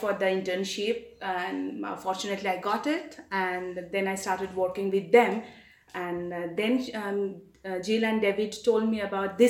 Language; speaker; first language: English; non-native, local second language; Bangla